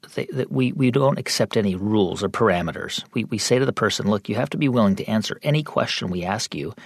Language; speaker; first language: English; native; English